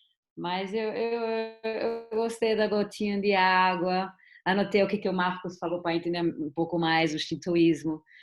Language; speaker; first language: Portuguese; non-native, fluent; German